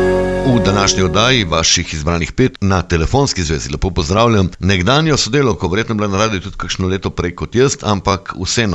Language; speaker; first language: Slovenian; native; Slovenian